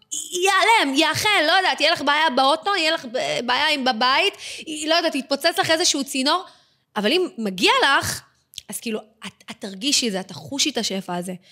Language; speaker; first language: Hebrew; native; Hebrew